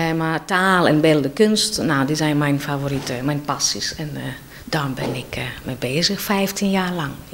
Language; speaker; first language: Dutch; non-native, fluent; Greek